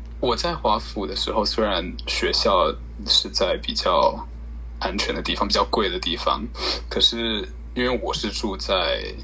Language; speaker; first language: Chinese; early bilingual, heritage; Chinese